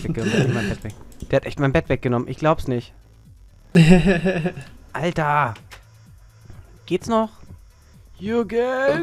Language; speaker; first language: German; native; German